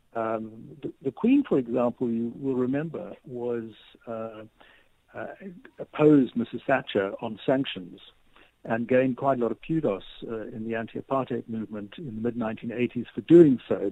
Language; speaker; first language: English; native; English